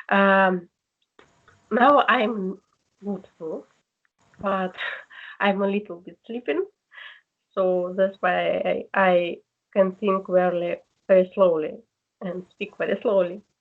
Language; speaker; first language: English; non-native, learner; Russian